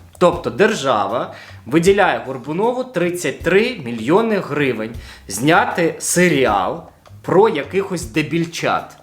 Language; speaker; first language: Ukrainian; non-native, local second language; Russian